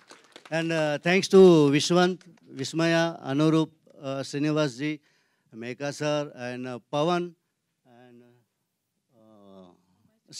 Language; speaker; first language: Telugu; non-native, learner; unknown